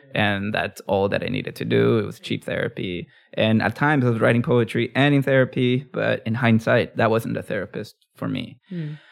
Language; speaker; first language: English; early bilingual, other home language; Spanish